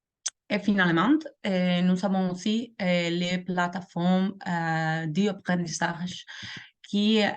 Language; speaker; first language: French; non-native, learner; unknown